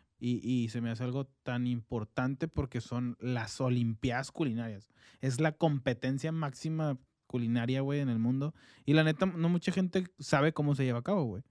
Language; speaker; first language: Spanish; native; Spanish